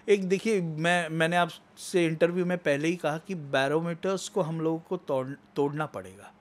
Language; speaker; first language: Hindi; non-native, local second language; Marathi